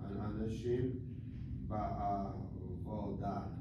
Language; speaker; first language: Hebrew; non-native, learner; English